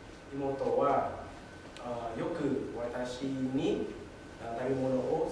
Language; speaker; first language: Japanese; non-native, learner; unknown